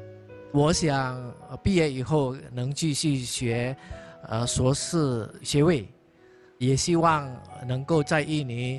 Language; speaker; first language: Chinese; non-native, learner; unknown